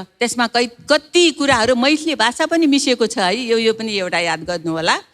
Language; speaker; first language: Nepali; non-native, local second language; Newari